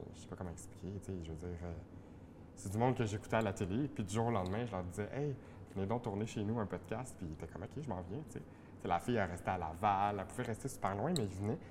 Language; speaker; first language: French; native; French